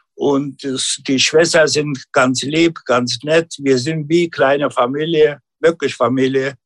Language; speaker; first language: German; non-native, learner; Turkish